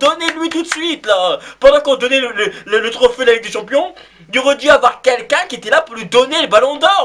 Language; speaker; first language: French; native; French